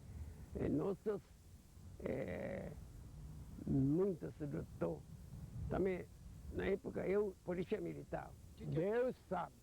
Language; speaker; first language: Portuguese; non-native, learner; Japanese